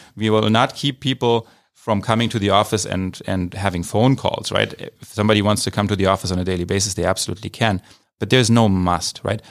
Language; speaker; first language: English; non-native, fluent; German